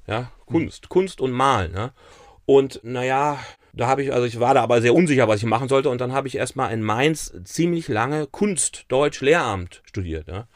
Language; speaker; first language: German; native; German